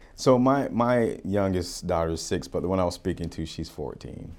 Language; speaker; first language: English; native; English